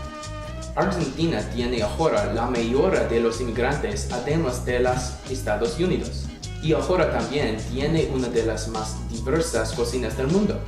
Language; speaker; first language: Spanish; non-native, learner; English